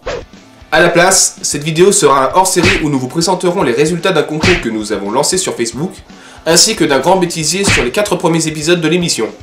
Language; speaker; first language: French; native; French